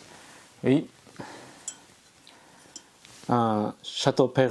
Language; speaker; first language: French; non-native, learner; Japanese